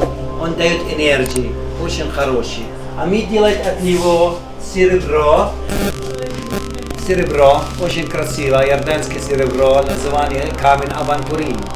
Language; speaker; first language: Russian; non-native, learner; Arabic